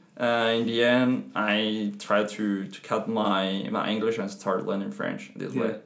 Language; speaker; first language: English; non-native, fluent; Spanish